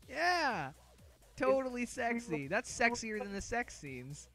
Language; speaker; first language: English; native; English